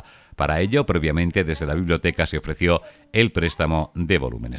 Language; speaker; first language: Spanish; native; Spanish